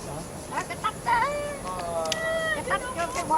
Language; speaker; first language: Vietnamese; native; Vietnamese